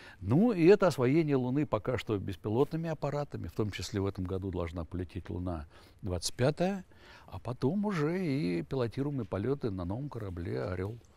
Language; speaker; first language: Russian; native; Russian